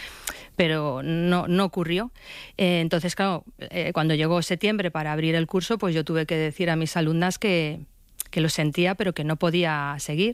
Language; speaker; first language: Spanish; native; Spanish